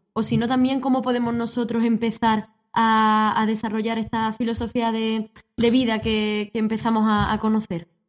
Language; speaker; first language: Spanish; native; Spanish